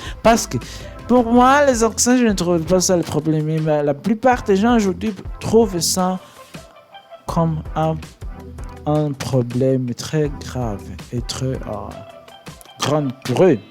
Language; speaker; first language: French; non-native, learner; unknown